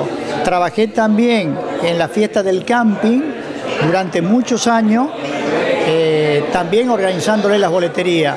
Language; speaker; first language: Spanish; native; Spanish